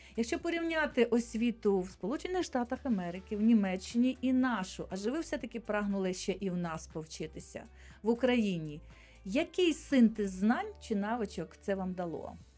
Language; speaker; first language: Ukrainian; native; Ukrainian